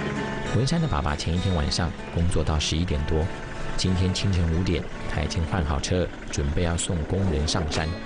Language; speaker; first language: Chinese; native; Chinese